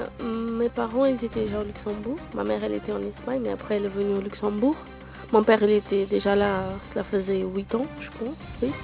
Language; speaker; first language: French; non-native, local second language; Portuguese